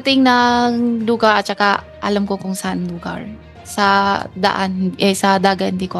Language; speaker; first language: Filipino; non-native, learner; Chinese